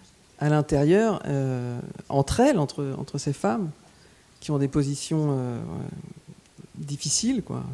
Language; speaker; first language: French; native; French